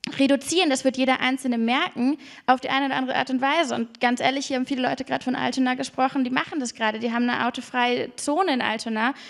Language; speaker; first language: German; native; German